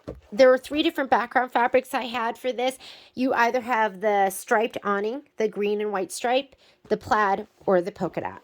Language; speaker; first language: English; native; English